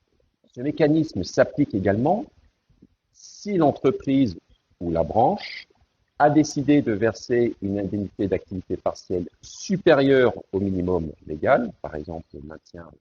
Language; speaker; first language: French; native; French